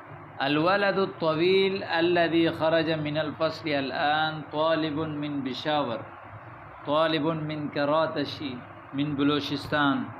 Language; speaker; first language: Arabic; non-native, fluent; Urdu